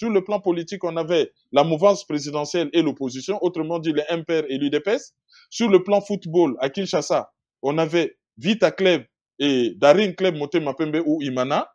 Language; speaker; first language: French; non-native, local second language; Lingala